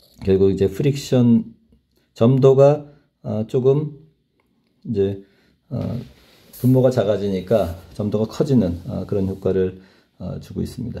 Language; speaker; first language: Korean; native; Korean